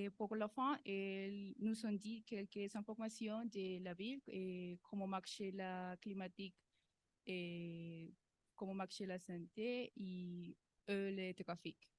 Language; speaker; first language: French; non-native, learner; Spanish